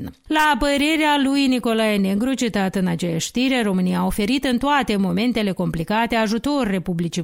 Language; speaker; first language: Romanian; native; Romanian